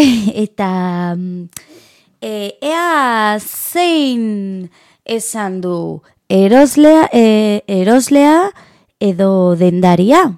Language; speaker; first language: Basque; non-native, learner; Spanish